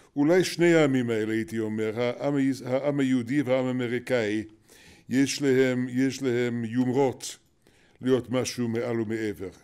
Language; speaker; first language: Hebrew; non-native, fluent; English